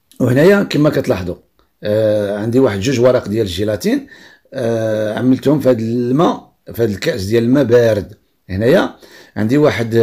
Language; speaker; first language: Arabic; native; Arabic